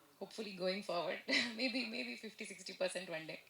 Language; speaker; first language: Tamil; non-native, learner; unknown